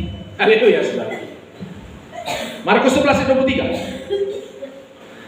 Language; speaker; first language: Indonesian; native; Indonesian